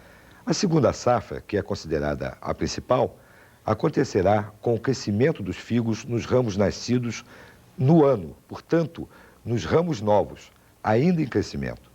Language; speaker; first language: Portuguese; native; Portuguese